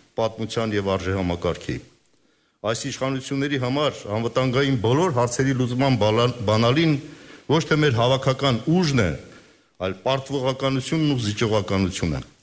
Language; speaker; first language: Armenian; native; Armenian